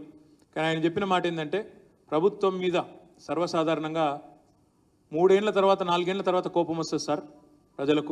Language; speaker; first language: Telugu; native; Telugu